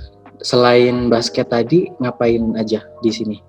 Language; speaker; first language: Indonesian; native; Indonesian